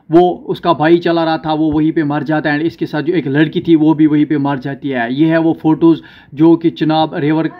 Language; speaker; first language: Hindi; non-native, local second language; Kashmiri